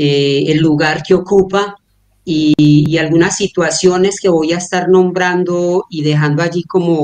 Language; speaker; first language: Spanish; native; Spanish